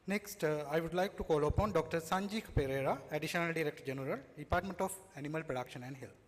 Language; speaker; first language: English; non-native, local second language; Sinhala